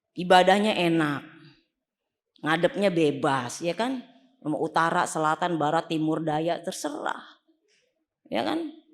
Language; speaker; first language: Indonesian; native; Indonesian